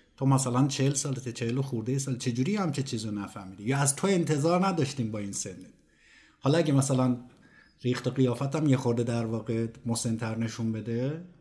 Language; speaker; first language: Persian; native; Persian